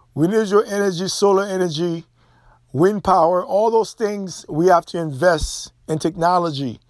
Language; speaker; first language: English; non-native, fluent; Haitian Creole